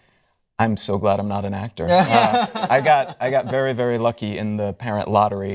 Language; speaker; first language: English; native; English